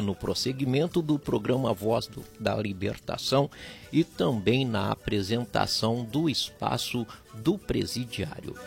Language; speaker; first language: Portuguese; native; Portuguese